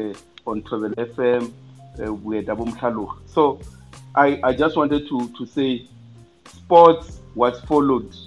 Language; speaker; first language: English; non-native, local second language; Venda